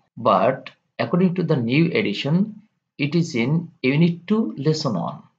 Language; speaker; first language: English; non-native, local second language; Bangla